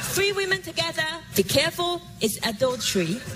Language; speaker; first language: English; non-native, fluent; Chinese